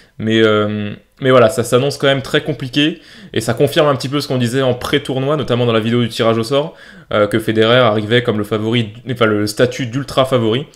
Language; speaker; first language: French; native; French